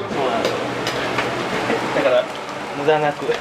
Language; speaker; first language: Japanese; native; Japanese